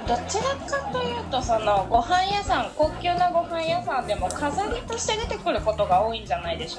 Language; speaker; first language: Japanese; native; Japanese